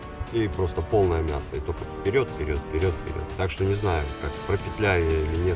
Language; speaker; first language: Russian; native; Russian